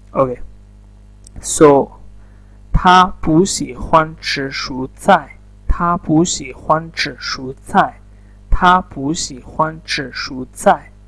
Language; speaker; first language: Chinese; non-native, learner; Urdu